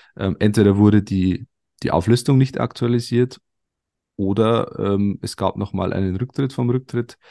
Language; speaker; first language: German; native; German